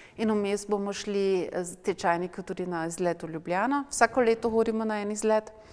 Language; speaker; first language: Slovenian; non-native, local second language; German